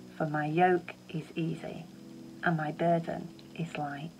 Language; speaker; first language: English; native; English